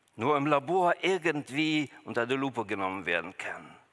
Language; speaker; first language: German; early bilingual, other home language; Russian